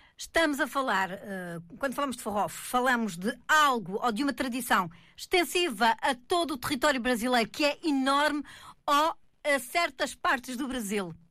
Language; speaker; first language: Portuguese; native; Portuguese